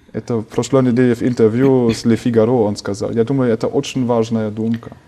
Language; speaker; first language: Russian; non-native, fluent; German